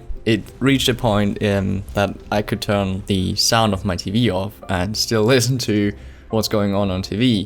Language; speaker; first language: English; non-native, fluent; German